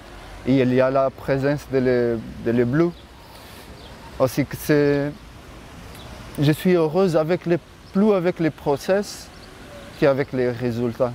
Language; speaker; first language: French; non-native, fluent; Portuguese